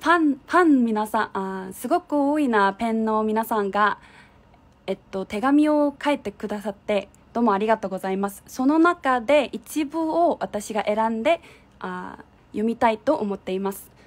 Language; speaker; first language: Japanese; non-native, fluent; Korean